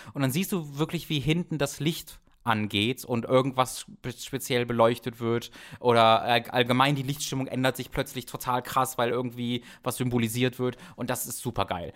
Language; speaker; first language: German; native; German